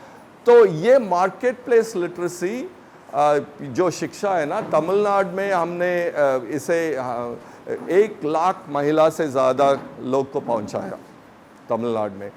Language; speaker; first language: Hindi; non-native, local second language; Tamil